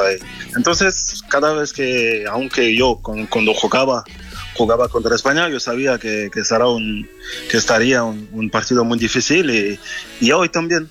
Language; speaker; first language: Spanish; non-native, fluent; French